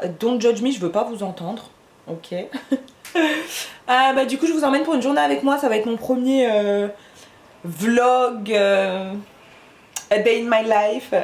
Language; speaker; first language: French; native; French